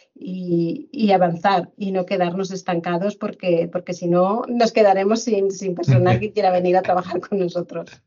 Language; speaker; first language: Spanish; native; Spanish